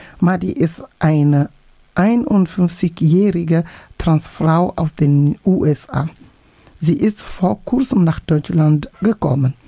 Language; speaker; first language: German; non-native, fluent; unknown